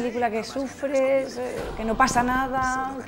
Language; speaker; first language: Spanish; native; Spanish